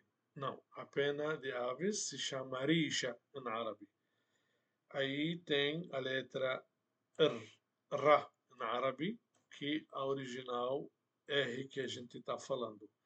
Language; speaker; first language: Portuguese; non-native, fluent; Arabic